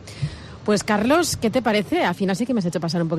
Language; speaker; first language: Spanish; native; Spanish